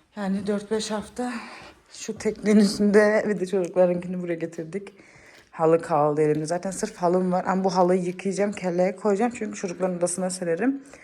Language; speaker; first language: Turkish; early bilingual, heritage; Turkish